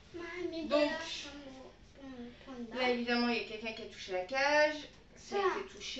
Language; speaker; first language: French; native; French